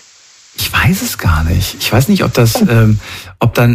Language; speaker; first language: German; native; German